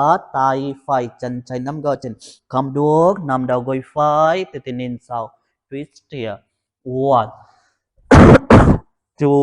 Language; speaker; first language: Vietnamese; non-native, learner; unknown